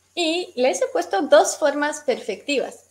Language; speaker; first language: Spanish; non-native, fluent; Russian